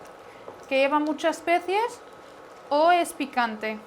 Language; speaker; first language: Spanish; non-native, fluent; Arabic